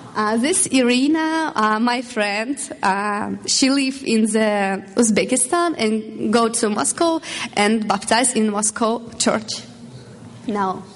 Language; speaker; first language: English; non-native, learner; Russian